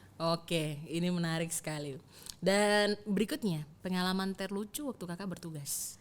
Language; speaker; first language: Indonesian; native; Indonesian